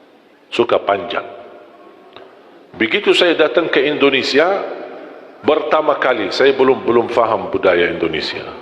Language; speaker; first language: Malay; non-native, fluent; Arabic